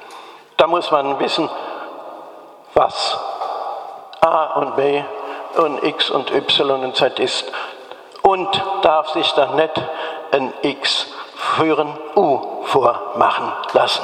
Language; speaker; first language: German; native; German